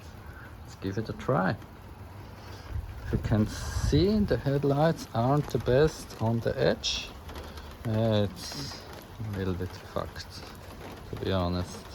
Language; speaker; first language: English; non-native, fluent; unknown